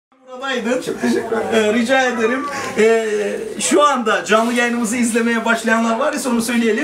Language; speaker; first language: Turkish; native; Turkish